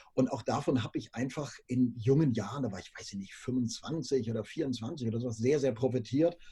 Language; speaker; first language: German; native; German